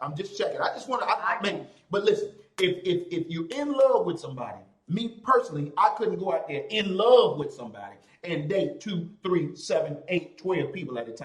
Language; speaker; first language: English; native; English